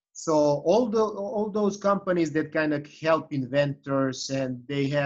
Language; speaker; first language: English; non-native, fluent; Serbian